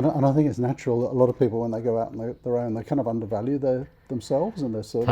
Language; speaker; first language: English; native; English